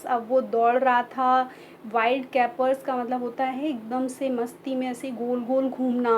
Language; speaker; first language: Hindi; native; Hindi